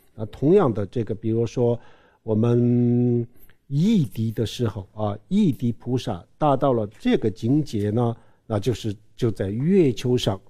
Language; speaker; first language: Chinese; non-native, local second language; Tibetan